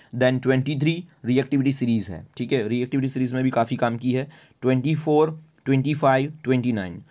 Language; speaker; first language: Hindi; non-native, local second language; Gujarati